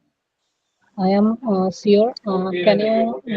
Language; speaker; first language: English; non-native, local second language; Hindi